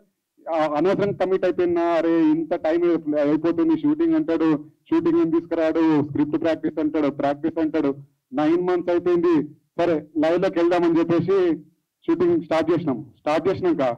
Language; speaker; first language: Telugu; native; Telugu